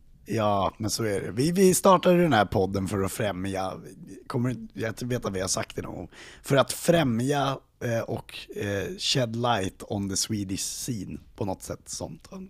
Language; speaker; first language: Swedish; native; Swedish